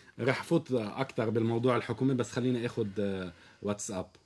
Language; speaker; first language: Arabic; native; Arabic